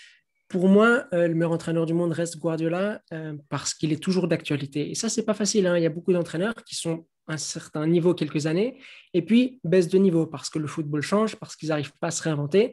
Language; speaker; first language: French; native; French